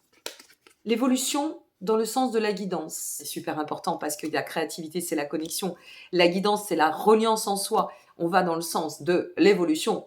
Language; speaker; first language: French; native; French